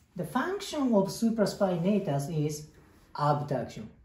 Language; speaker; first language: English; non-native, fluent; Japanese